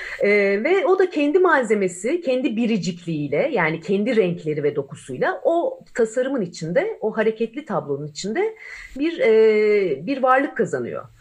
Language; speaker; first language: Turkish; native; Turkish